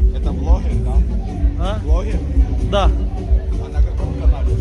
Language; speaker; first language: Russian; non-native, learner; Turkish